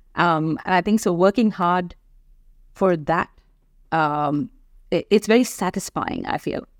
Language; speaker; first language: English; non-native, local second language; Hindi